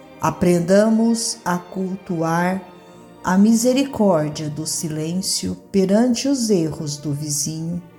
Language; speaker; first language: Portuguese; native; Portuguese